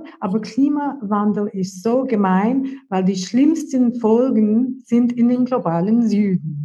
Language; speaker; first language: German; non-native, fluent; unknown